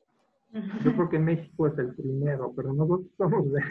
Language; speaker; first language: Spanish; non-native, fluent; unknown